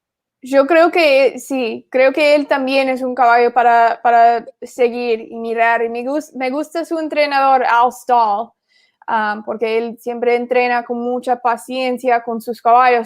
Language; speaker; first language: Spanish; non-native, fluent; English